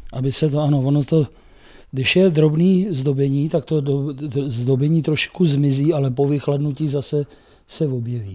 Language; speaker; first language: Czech; native; Czech